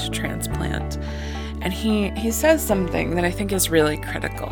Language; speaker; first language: English; native; English